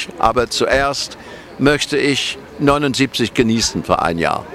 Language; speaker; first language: German; non-native, fluent; English